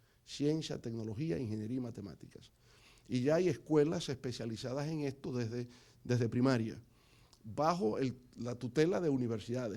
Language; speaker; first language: Spanish; native; Spanish